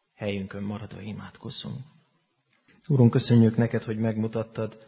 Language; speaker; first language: Hungarian; native; Hungarian